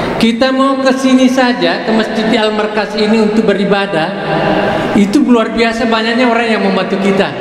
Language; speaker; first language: Indonesian; non-native, local second language; Buginese